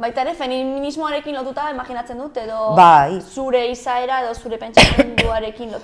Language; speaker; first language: Basque; native; Basque